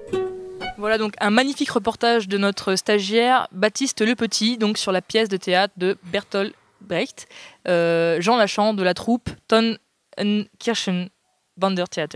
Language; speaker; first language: French; native; French